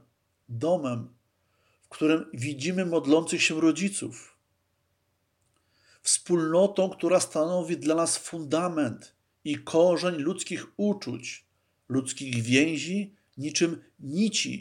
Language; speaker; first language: Polish; native; Polish